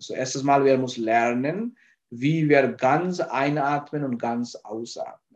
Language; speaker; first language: German; non-native, learner; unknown